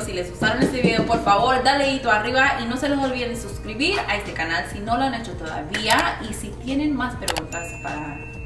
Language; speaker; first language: Spanish; early bilingual, heritage; Spanish